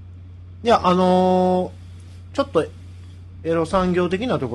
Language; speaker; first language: Japanese; native; Japanese